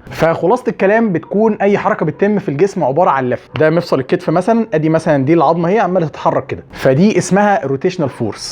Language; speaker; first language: Arabic; native; Arabic